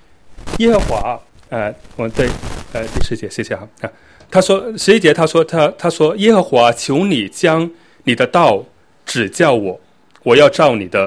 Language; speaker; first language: Chinese; native; Chinese